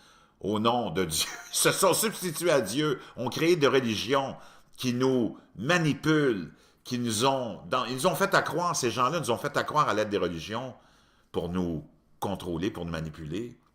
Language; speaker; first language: French; native; French